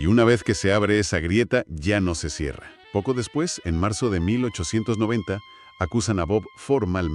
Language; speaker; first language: Spanish; native; Spanish